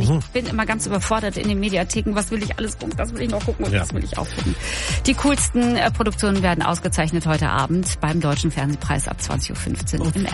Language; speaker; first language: German; native; German